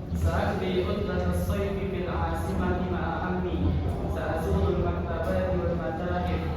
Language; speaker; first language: Arabic; non-native, learner; Indonesian